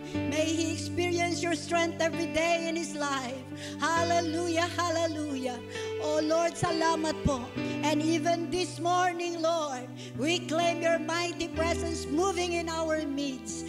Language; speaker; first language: English; non-native, local second language; Filipino